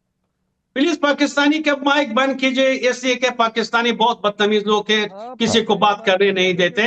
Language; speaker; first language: Hindi; non-native, fluent; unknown